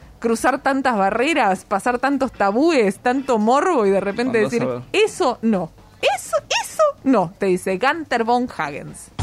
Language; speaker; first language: Spanish; native; Spanish